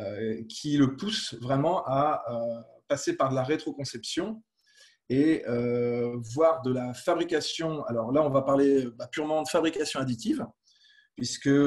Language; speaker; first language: French; native; French